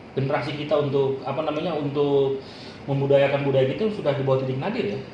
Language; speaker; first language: Indonesian; non-native, local second language; Sundanese